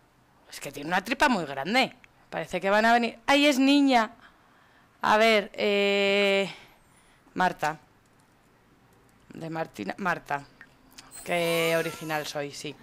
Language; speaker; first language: Spanish; native; Spanish